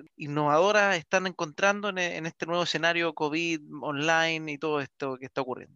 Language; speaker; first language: Spanish; native; Spanish